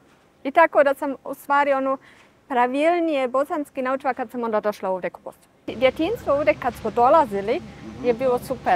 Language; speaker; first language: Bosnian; early bilingual, heritage; Bosnian